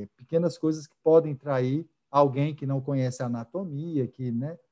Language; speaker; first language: Portuguese; native; Portuguese